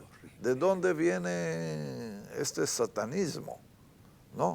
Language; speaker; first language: Spanish; non-native, fluent; Hebrew